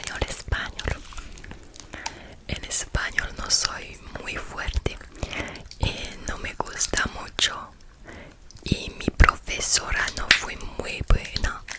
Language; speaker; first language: Spanish; non-native, learner; French